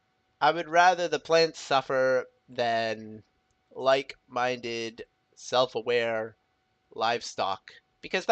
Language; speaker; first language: English; native; English